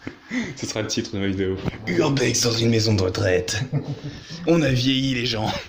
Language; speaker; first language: French; native; French